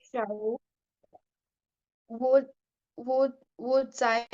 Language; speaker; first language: Chinese; non-native, learner; Urdu